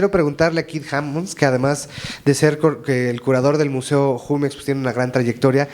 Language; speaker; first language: Spanish; native; Spanish